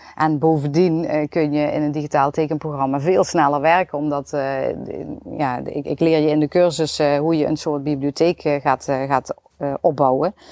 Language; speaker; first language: Dutch; native; Dutch